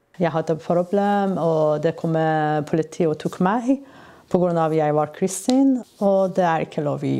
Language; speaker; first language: Norwegian; non-native, learner; Persian